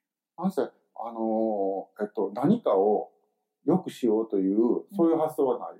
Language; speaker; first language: Japanese; native; Japanese